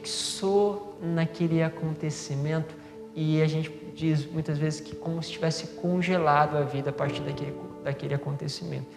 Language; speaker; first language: Portuguese; native; Portuguese